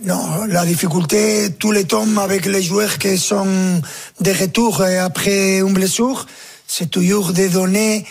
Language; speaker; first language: French; non-native, fluent; Spanish